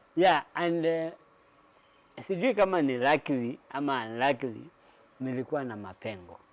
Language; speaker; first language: Swahili; non-native, local second language; Kamba